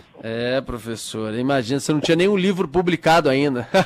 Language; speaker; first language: Portuguese; native; Portuguese